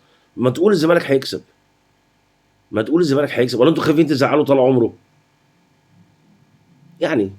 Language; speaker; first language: Arabic; native; Arabic